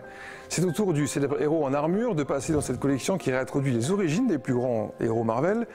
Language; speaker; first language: French; native; French